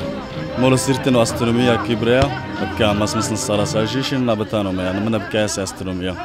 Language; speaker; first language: Greek; non-native, learner; Arabic